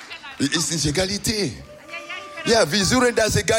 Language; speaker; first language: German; non-native, learner; French